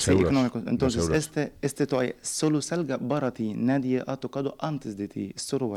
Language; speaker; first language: Spanish; non-native, learner; Arabic